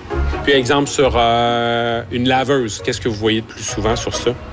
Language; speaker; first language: French; native; French